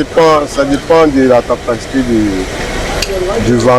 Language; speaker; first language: French; non-native, local second language; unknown